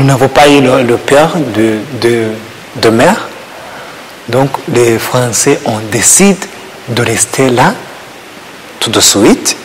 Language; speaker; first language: French; non-native, learner; Kinyarwanda